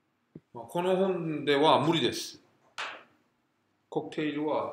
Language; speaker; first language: Japanese; non-native, fluent; Korean